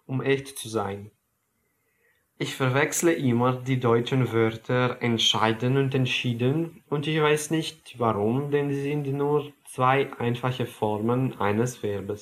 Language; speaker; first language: German; non-native, fluent; Romanian